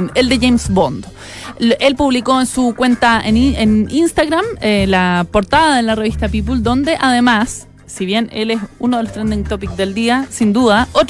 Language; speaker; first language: Spanish; native; Spanish